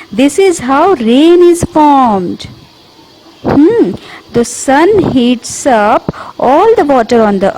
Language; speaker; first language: English; non-native, local second language; Hindi